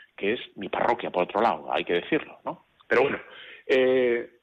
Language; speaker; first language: Spanish; native; Spanish